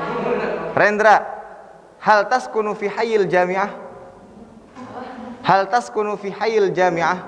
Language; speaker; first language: Arabic; non-native, fluent; Indonesian